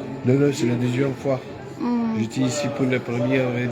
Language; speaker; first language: French; non-native, learner; Romanian